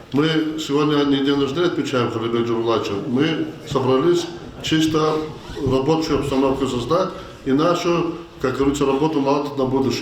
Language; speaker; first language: Russian; non-native, local second language; Lezghian